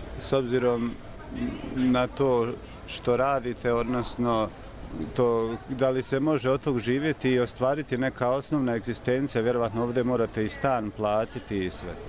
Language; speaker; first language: Serbian; native; Serbian